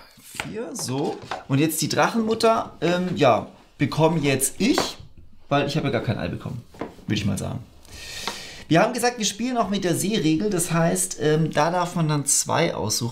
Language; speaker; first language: German; native; German